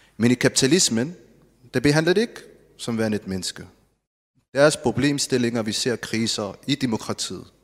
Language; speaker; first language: Danish; non-native, fluent; Arabic